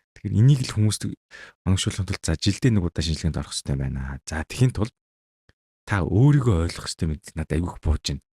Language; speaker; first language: Mongolian; native; Mongolian